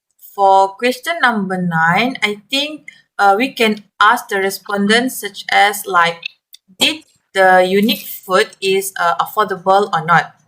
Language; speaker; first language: English; non-native, learner; Malay